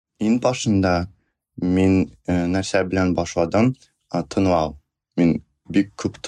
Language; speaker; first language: Tatar; non-native, fluent; Russian